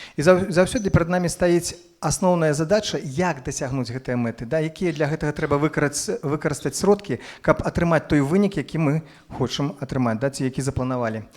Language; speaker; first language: Belarusian; non-native, local second language; Russian